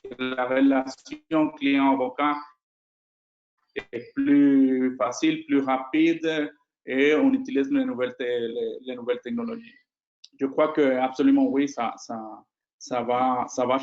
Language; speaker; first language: French; non-native, fluent; Spanish